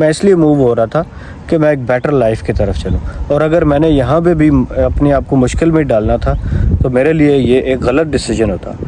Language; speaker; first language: Urdu; non-native, local second language; Punjabi